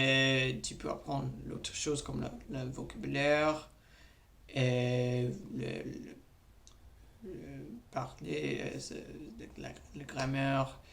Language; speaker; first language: French; non-native, learner; English